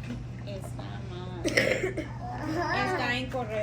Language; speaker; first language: Spanish; early bilingual, heritage; Spanish